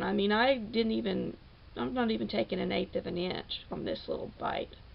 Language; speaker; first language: English; native; English